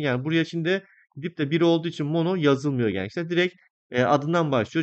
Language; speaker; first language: Turkish; native; Turkish